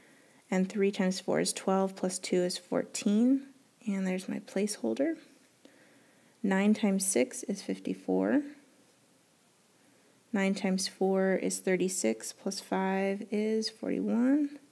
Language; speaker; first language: English; native; English